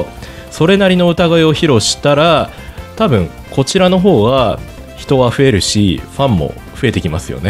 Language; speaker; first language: Japanese; native; Japanese